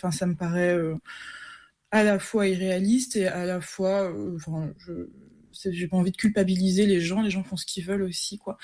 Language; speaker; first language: French; native; French